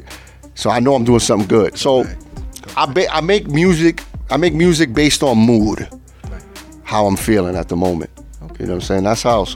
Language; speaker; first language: English; early bilingual, other home language; Spanish